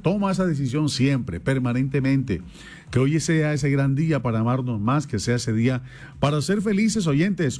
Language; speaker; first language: Spanish; native; Spanish